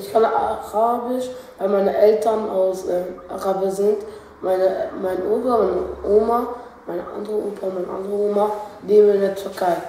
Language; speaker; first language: German; early bilingual, other home language; Arabic